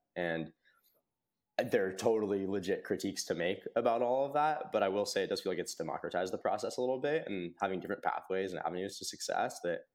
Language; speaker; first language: English; native; English